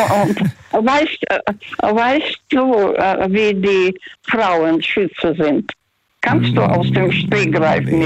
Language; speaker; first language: German; non-native, fluent; Russian